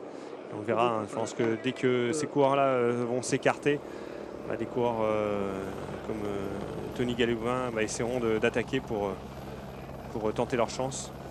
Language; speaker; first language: French; native; French